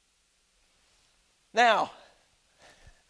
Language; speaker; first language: English; native; English